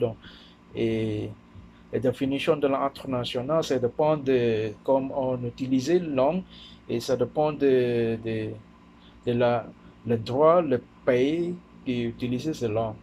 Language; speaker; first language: French; non-native, learner; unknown